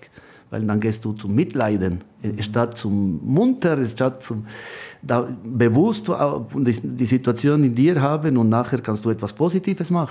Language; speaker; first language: German; non-native, fluent; Spanish